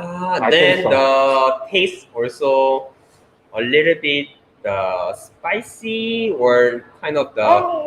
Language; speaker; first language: English; non-native, learner; Korean